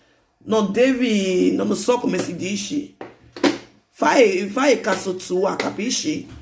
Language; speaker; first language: Italian; non-native, learner; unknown